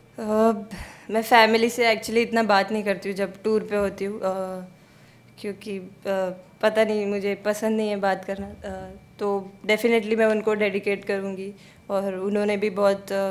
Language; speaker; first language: Hindi; native; Hindi